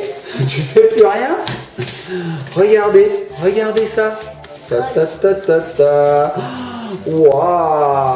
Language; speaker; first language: French; native; French